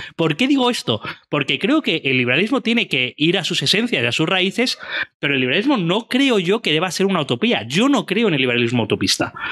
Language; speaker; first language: Spanish; native; Spanish